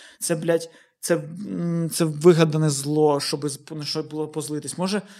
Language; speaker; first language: Ukrainian; native; Ukrainian